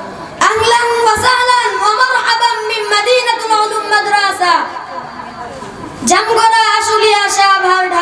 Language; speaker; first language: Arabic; non-native, learner; Bangla